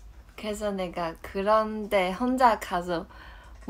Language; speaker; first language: Korean; non-native, fluent; Chinese